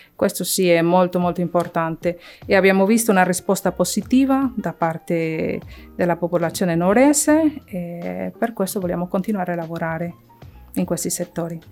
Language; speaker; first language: Italian; non-native, fluent; Spanish